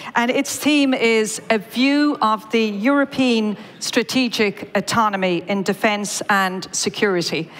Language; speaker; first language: English; native; English